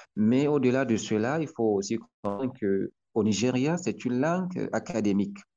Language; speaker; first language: French; non-native, local second language; Hausa